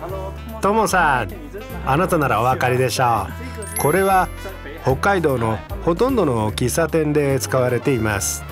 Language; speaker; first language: Japanese; non-native, fluent; Chinese